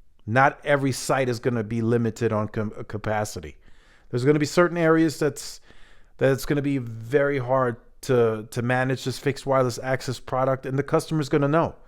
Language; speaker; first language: English; native; English